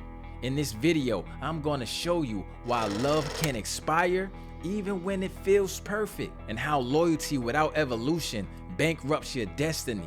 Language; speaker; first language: English; native; English